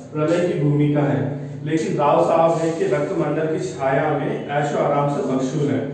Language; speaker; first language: Hindi; non-native, local second language; Telugu